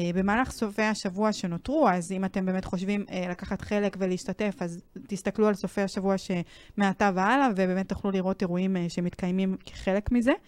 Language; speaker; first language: Hebrew; native; Hebrew